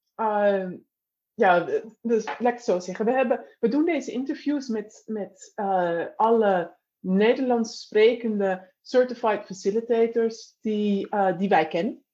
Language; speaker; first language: Dutch; native; Dutch